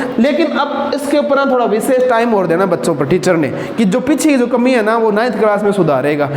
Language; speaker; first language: Hindi; non-native, local second language; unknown